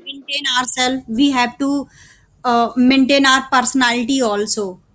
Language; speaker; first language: English; non-native, learner; Hindi